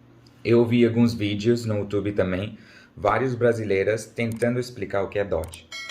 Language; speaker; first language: Portuguese; non-native, learner; Urdu